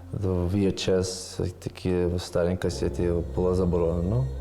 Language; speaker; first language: Ukrainian; non-native, learner; Persian